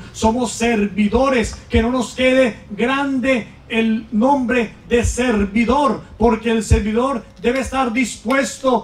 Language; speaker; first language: Spanish; native; Spanish